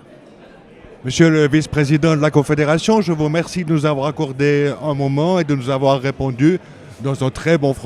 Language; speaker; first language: French; native; French